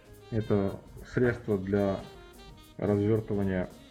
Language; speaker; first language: Russian; native; Russian